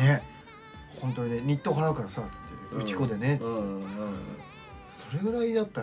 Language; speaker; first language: Japanese; native; Japanese